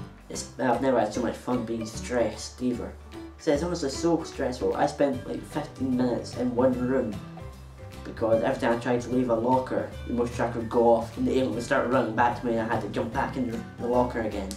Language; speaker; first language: English; native; English